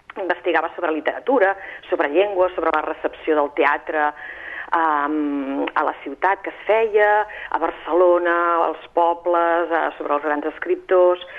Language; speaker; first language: Catalan; native; Catalan